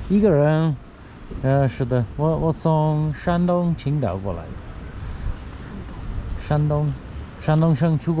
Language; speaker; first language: Chinese; non-native, learner; English